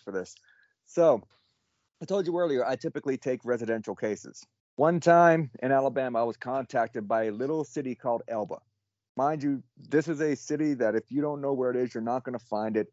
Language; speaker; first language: English; native; English